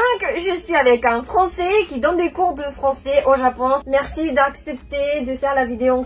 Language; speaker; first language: French; non-native, fluent; Japanese